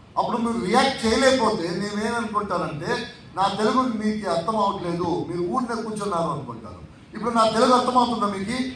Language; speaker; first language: Telugu; non-native, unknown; Tulu